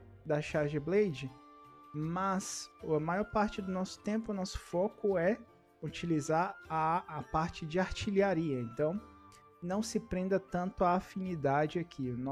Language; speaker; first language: Portuguese; native; Portuguese